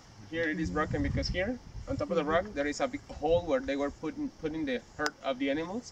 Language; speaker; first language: English; non-native, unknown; Spanish